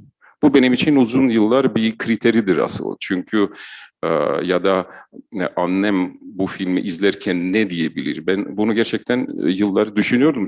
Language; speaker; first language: Turkish; non-native, fluent; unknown